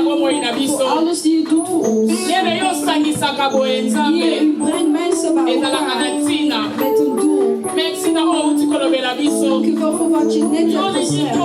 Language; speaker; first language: Dutch; non-native, learner; Lingala